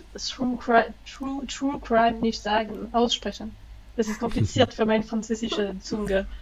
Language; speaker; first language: German; non-native, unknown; French